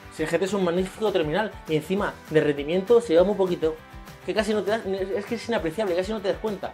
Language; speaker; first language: Spanish; native; Spanish